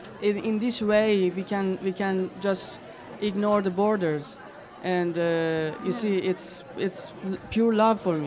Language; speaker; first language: English; non-native, fluent; Persian